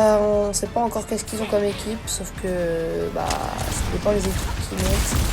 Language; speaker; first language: French; native; French